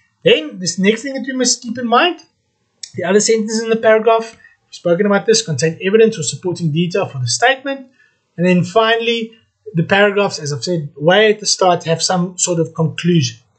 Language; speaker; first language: English; non-native, local second language; Afrikaans